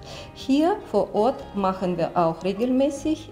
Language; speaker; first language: German; non-native, fluent; Russian